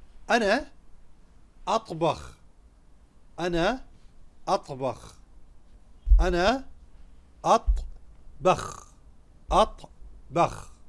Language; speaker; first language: Arabic; non-native, fluent; Urdu